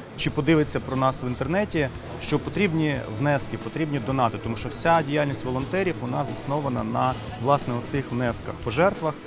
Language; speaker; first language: Ukrainian; native; Ukrainian